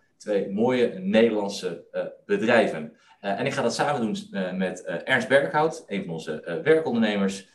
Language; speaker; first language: Dutch; native; Dutch